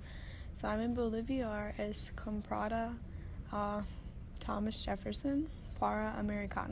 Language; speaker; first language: Spanish; non-native, learner; English